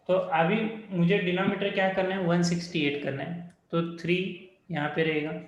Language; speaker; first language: Hindi; non-native, local second language; Marathi